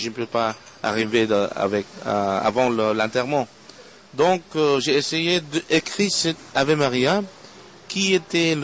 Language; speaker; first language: French; non-native, fluent; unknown